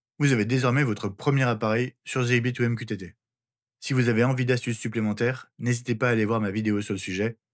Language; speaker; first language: French; native; French